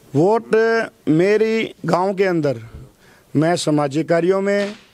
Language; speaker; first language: Hindi; native; Hindi